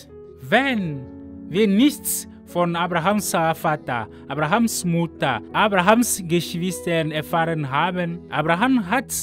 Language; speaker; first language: German; non-native, fluent; Ewe